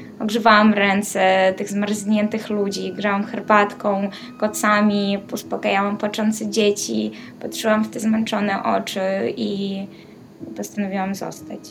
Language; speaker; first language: Polish; non-native, fluent; Ukrainian